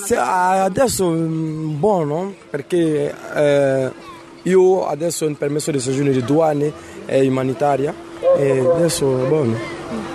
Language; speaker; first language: Italian; non-native, learner; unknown